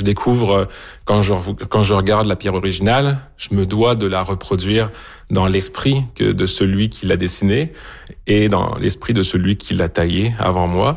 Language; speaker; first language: French; native; French